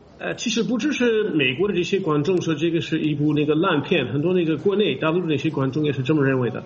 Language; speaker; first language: Chinese; non-native, fluent; English